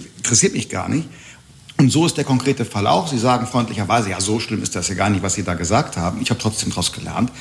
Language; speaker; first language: German; native; German